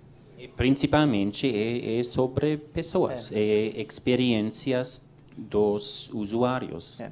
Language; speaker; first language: Portuguese; non-native, learner; English